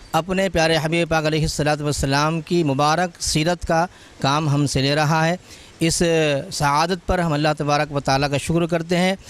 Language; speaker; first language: Urdu; native; Urdu